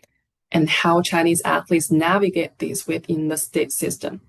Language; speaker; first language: English; non-native, fluent; Chinese